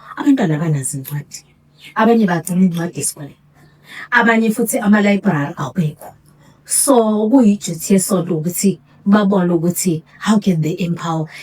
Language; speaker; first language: Zulu; native; Zulu